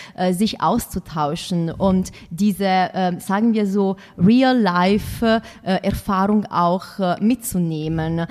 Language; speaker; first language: German; non-native, fluent; Italian